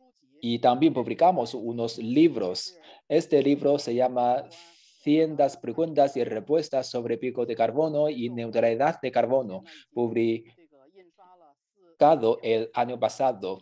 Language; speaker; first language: Spanish; non-native, fluent; Chinese